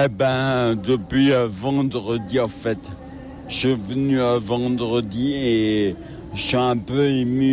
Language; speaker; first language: French; native; French